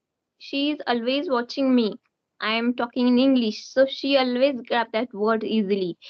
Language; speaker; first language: English; non-native, learner; Hindi